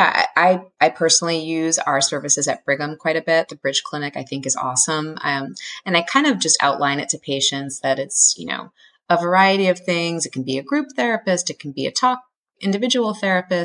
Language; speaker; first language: English; native; English